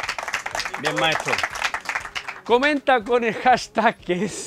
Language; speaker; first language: Spanish; native; Spanish